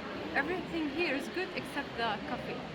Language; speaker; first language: English; non-native, learner; Arabic